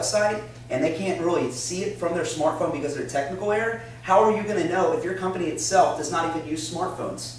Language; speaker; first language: English; native; English